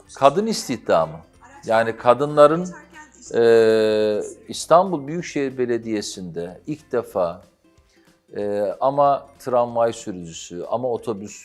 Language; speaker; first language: Turkish; native; Turkish